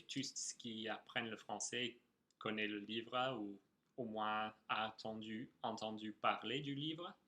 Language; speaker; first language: French; non-native, fluent; English